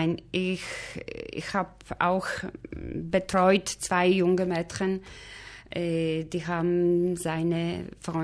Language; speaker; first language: German; non-native, fluent; Polish